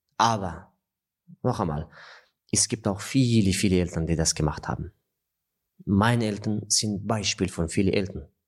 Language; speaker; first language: German; non-native, fluent; Persian